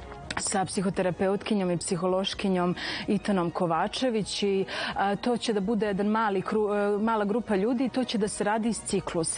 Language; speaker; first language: Serbian; native; Serbian